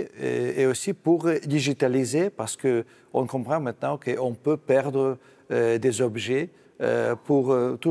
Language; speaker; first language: French; non-native, fluent; Russian